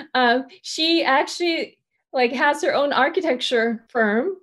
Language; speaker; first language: English; early bilingual, other home language; Turkish